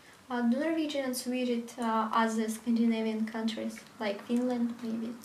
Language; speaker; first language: English; non-native, learner; Russian